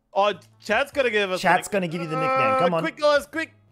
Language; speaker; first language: English; native; English